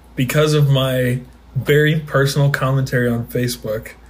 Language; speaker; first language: English; native; English